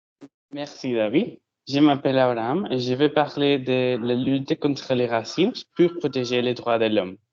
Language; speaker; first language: French; non-native, learner; Spanish